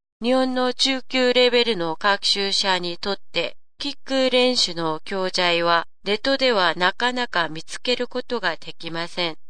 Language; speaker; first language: Japanese; non-native, fluent; Korean